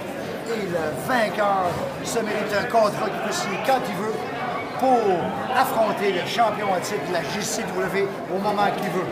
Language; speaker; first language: French; native; French